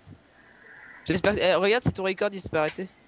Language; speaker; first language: French; native; French